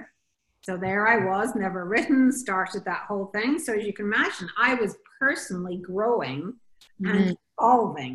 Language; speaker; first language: English; native; English